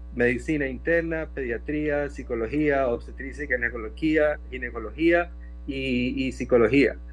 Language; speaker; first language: Spanish; native; Spanish